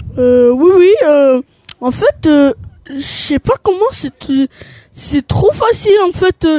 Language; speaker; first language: French; early bilingual, other home language; Albanian